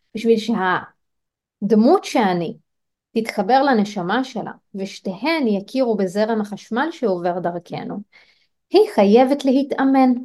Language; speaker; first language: Hebrew; non-native, local second language; Arabic